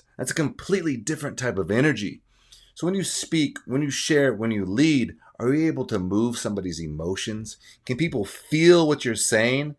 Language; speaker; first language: English; native; English